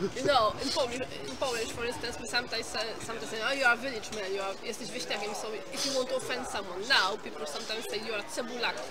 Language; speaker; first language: English; non-native, fluent; Polish